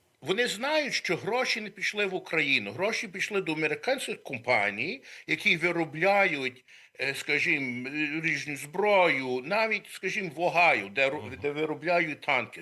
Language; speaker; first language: Ukrainian; early bilingual, heritage; Ukrainian